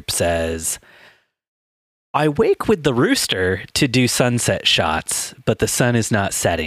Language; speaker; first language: English; native; English